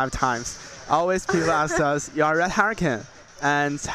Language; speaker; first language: English; non-native, learner; Chinese